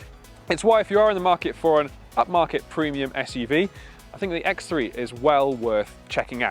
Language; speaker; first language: English; native; English